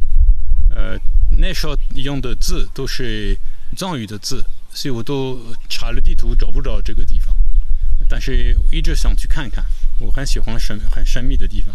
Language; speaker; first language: Chinese; non-native, fluent; French